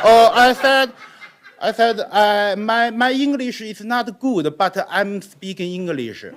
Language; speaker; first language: English; non-native, learner; Chinese